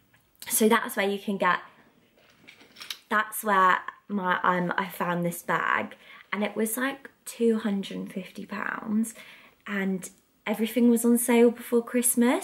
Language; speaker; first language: English; native; English